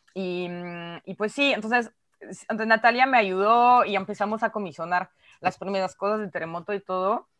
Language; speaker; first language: Spanish; non-native, fluent; French